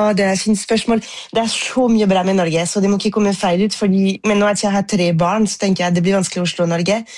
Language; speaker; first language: Norwegian; non-native, fluent; French